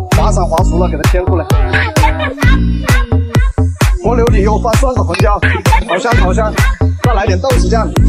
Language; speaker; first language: Chinese; native; Chinese